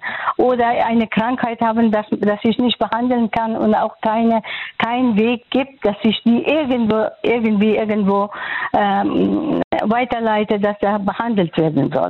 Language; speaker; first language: German; non-native, fluent; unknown